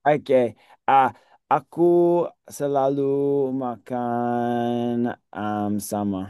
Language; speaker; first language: Indonesian; non-native, learner; English